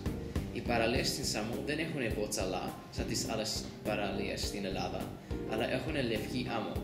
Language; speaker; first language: Greek; early bilingual, heritage; Greek